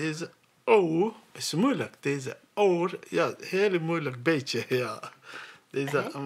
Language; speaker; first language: Dutch; non-native, learner; Somali